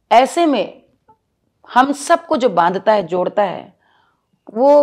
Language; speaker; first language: Hindi; native; Hindi